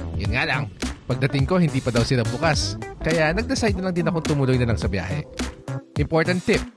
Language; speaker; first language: Filipino; non-native, local second language; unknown